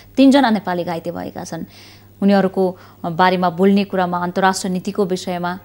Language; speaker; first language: Nepali; native; Nepali